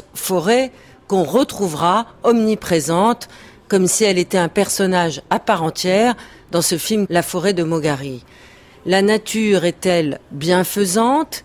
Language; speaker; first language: French; native; French